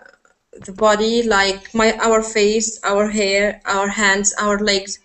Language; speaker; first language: English; non-native, learner; Arabic